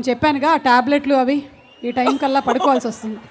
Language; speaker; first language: Telugu; native; Telugu